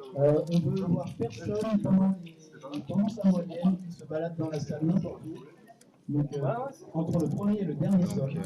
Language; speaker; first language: French; native; French